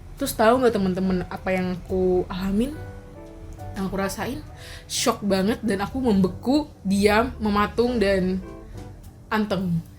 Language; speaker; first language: Indonesian; native; Indonesian